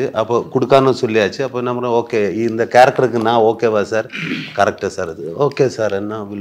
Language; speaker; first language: Tamil; non-native, learner; Malayalam